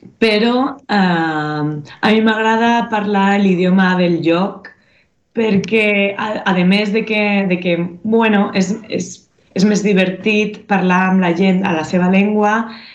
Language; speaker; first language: Catalan; non-native, local second language; Spanish